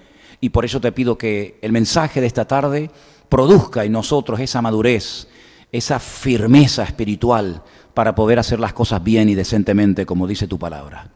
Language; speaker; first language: Spanish; native; Spanish